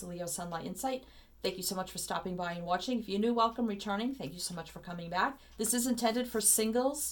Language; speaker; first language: English; native; English